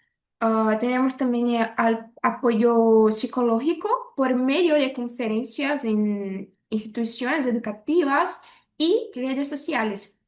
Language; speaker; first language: Spanish; non-native, learner; Portuguese